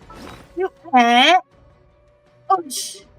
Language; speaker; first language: English; non-native, learner; Vietnamese